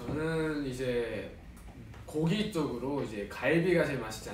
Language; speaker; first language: Korean; non-native, fluent; Japanese